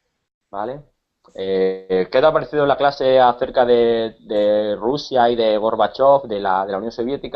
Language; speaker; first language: Spanish; native; Spanish